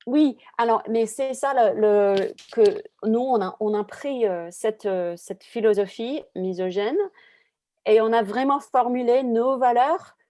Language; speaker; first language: French; non-native, fluent; English